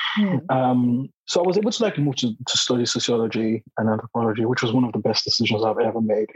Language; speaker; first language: English; non-native, local second language; Yoruba